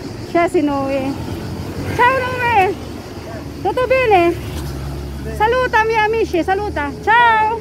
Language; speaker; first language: Italian; non-native, learner; Filipino